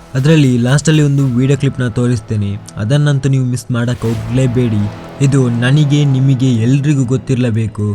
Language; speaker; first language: Kannada; non-native, local second language; Tulu